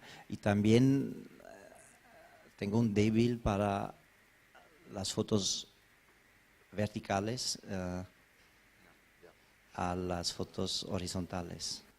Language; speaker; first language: Spanish; non-native, fluent; German